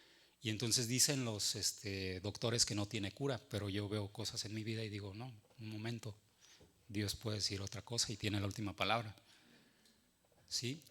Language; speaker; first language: Spanish; native; Spanish